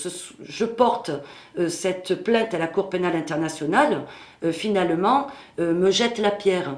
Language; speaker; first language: French; native; French